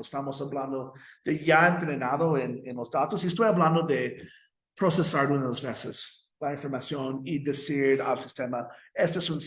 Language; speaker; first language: Spanish; non-native, fluent; English